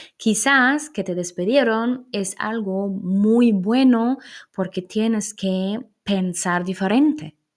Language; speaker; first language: Spanish; non-native, fluent; German